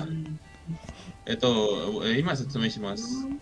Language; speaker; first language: Japanese; non-native, learner; Spanish